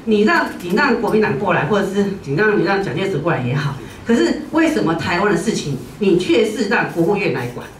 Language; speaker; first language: Chinese; non-native, local second language; Min Nan Chinese